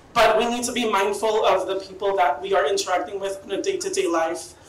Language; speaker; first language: English; early bilingual, other home language; Spanish